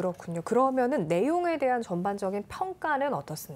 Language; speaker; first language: Korean; native; Korean